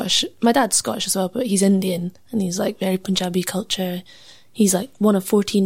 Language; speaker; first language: English; native; English